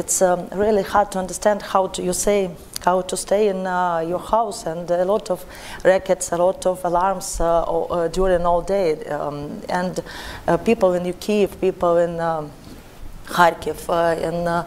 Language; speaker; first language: English; non-native, learner; Ukrainian